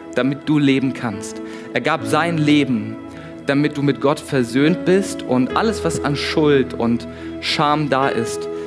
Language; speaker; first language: German; native; German